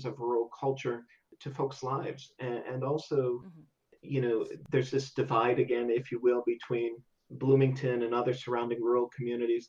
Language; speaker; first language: English; native; English